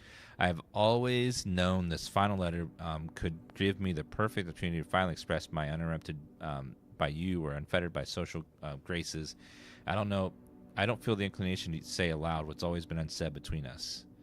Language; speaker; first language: English; native; English